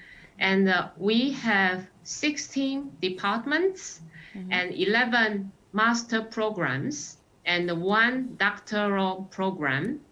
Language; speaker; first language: English; non-native, fluent; Chinese